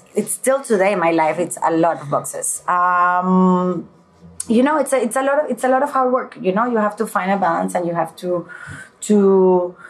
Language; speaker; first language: English; early bilingual, other home language; Spanish